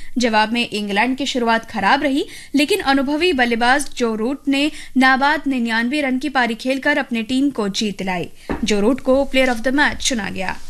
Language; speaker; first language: Hindi; native; Hindi